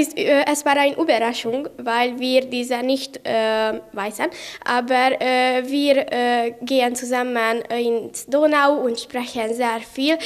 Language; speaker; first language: German; non-native, learner; Hungarian